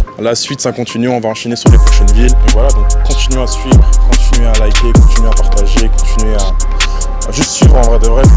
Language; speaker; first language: French; early bilingual, other home language; Lingala